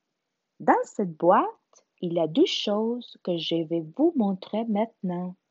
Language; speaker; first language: French; non-native, learner; Spanish